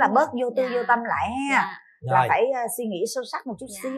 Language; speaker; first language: Vietnamese; native; Vietnamese